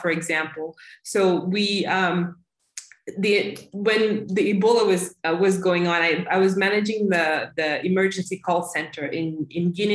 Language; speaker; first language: English; native; English